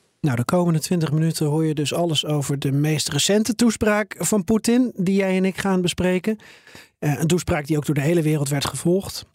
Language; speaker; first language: Dutch; native; Dutch